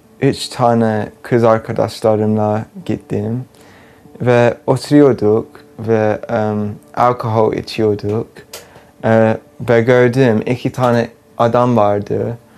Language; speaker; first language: Turkish; early bilingual, heritage; English